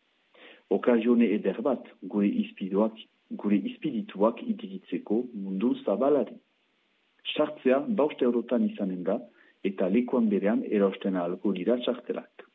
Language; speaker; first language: Basque; native; Basque